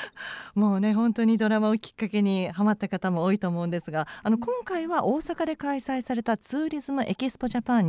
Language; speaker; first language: Japanese; native; Japanese